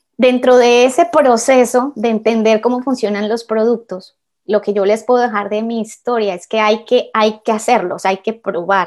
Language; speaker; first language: Spanish; native; Spanish